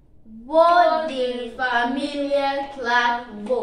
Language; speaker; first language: German; non-native, learner; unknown